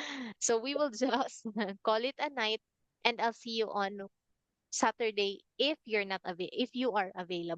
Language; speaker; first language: English; non-native, fluent; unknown